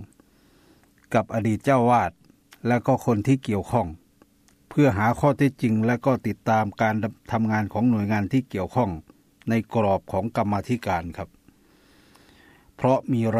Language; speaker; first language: Thai; native; Thai